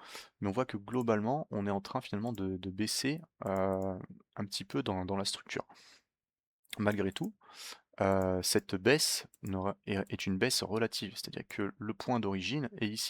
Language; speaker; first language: French; native; French